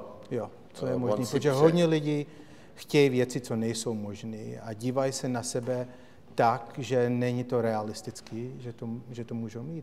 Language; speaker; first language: Czech; early bilingual, heritage; Czech